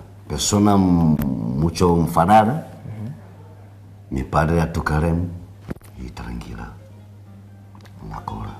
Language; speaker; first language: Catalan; non-native, learner; Mandingo